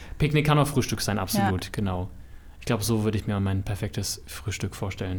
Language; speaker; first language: German; native; German